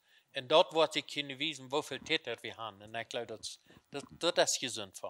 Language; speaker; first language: German; non-native, learner; Plautdietsch